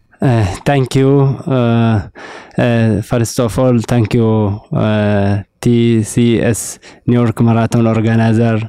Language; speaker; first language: English; non-native, learner; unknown